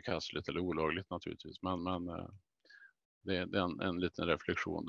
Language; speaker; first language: Swedish; native; Swedish